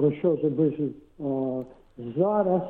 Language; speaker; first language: Ukrainian; non-native, local second language; Russian